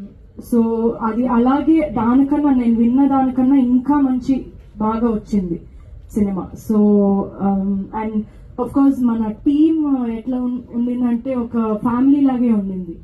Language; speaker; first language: Telugu; non-native, fluent; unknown